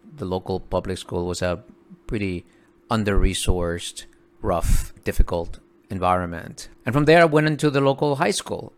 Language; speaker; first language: English; early bilingual, other home language; Spanish